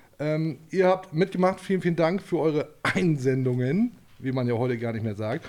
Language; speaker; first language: German; native; German